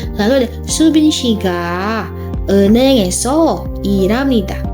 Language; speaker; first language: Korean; non-native, learner; Indonesian